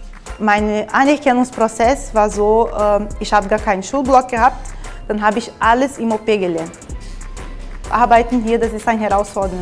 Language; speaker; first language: German; non-native, fluent; Portuguese